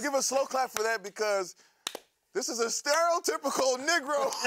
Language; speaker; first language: English; native; English